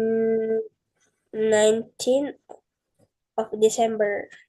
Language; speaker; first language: English; non-native, learner; Indonesian